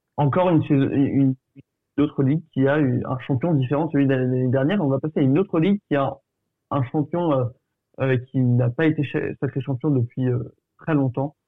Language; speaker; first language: French; early bilingual, other home language; Portuguese